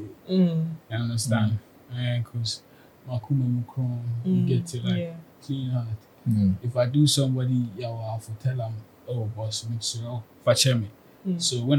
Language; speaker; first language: English; non-native, local second language; Akan